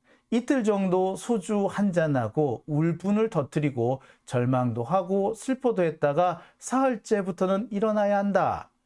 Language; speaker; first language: Korean; native; Korean